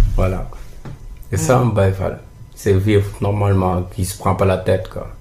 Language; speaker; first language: French; non-native, local second language; Wolof